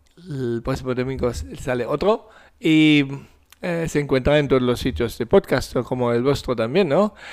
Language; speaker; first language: Spanish; non-native, fluent; German